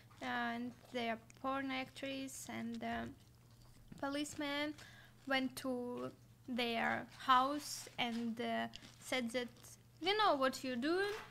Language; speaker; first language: English; non-native, learner; Russian